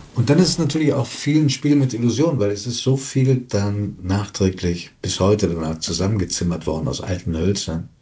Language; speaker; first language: German; native; German